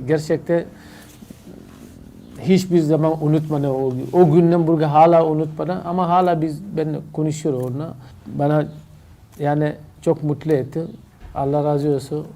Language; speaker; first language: Turkish; non-native, learner; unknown